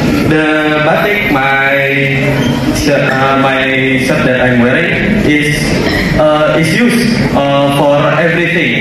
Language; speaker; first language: English; non-native, learner; Indonesian